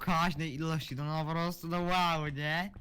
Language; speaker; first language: Polish; native; Polish